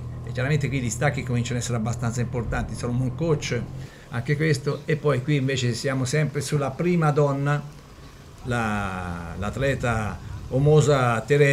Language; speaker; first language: Italian; native; Italian